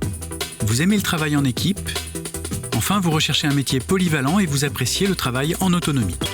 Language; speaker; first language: French; native; French